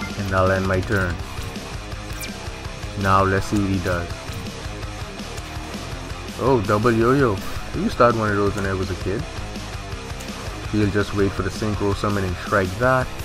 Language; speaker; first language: English; native; English